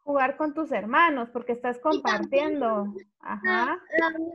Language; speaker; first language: Spanish; native; Spanish